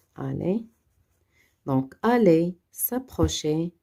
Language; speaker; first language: French; non-native, local second language; Arabic